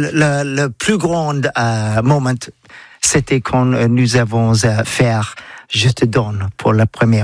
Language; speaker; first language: French; non-native, learner; English